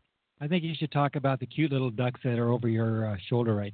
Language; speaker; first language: English; native; English